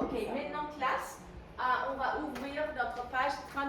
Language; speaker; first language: French; non-native, fluent; Spanish